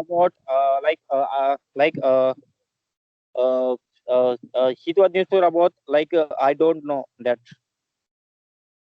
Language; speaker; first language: English; non-native, learner; Marathi